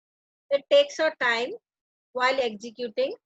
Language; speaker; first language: English; non-native, local second language; Hindi